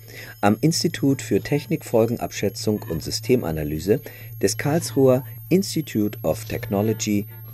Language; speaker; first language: German; native; German